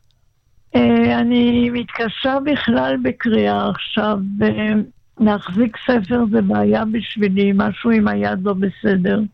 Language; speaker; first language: Hebrew; non-native, local second language; German